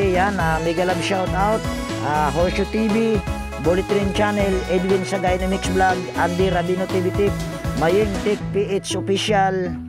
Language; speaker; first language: Filipino; native; Filipino